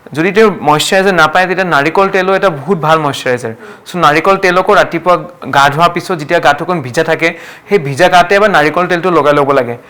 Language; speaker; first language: Assamese; non-native, local second language; Marwari